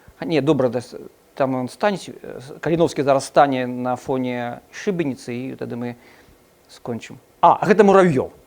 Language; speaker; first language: Belarusian; non-native, local second language; Russian